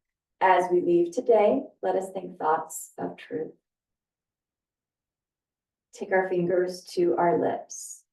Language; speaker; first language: English; native; English